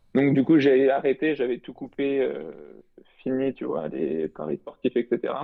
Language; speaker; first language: French; native; French